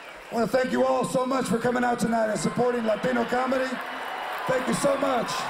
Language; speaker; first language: English; early bilingual, other home language; Spanish